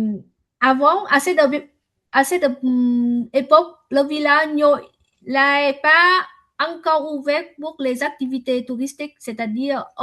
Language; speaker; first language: French; non-native, learner; Vietnamese